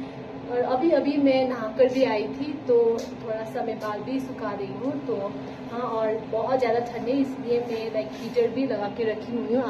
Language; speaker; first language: Hindi; non-native, local second language; Nepali